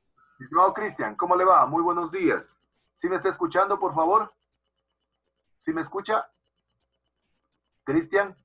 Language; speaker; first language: Spanish; native; Spanish